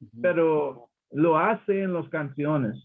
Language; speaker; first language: Spanish; non-native, learner; English